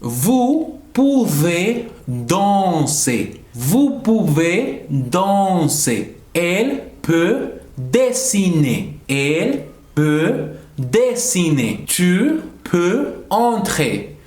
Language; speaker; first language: French; non-native, fluent; Spanish